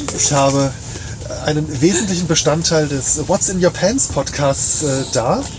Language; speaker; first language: German; native; German